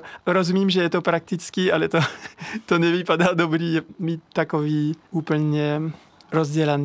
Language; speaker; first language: Czech; non-native, fluent; French